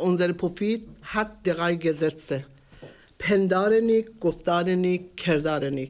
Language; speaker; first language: German; non-native, learner; Persian